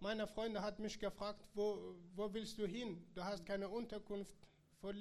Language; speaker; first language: German; non-native, learner; Persian